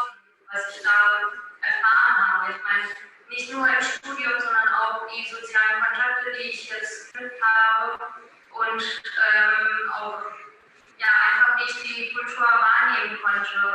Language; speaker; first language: German; non-native, fluent; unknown